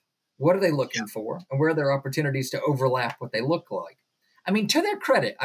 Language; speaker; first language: English; native; English